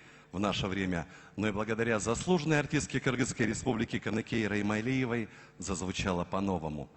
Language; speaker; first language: Russian; native; Russian